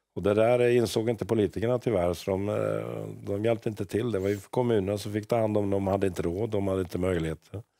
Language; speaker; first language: Swedish; native; Swedish